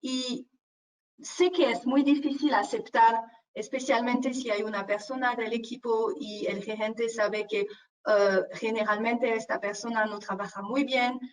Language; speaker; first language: Spanish; non-native, fluent; French